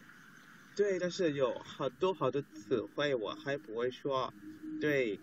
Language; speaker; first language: Chinese; non-native, fluent; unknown